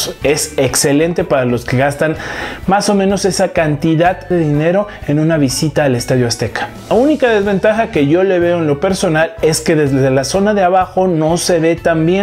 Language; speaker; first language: Spanish; native; Spanish